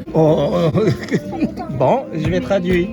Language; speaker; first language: French; non-native, learner; Japanese